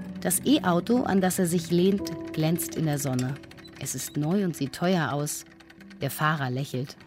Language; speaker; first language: German; native; German